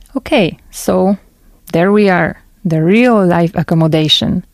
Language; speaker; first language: English; non-native, fluent; Polish